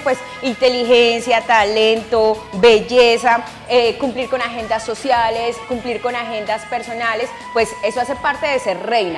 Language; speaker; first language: Spanish; native; Spanish